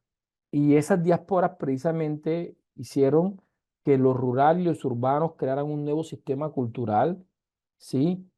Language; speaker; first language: Spanish; native; Spanish